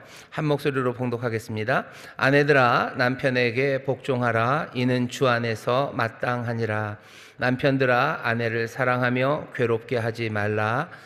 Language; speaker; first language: Korean; native; Korean